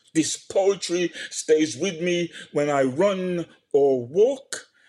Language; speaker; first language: English; native; English